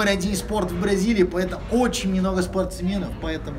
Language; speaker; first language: Russian; non-native, fluent; Portuguese